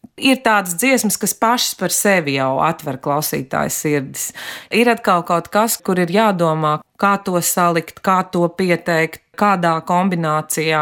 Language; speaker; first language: Latvian; native; Latvian